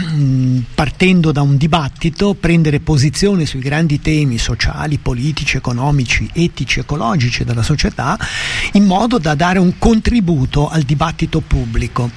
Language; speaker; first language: Italian; native; Italian